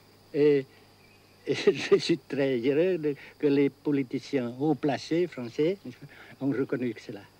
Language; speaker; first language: French; non-native, local second language; Vietnamese